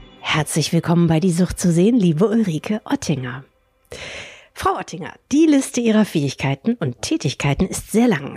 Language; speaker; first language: German; native; German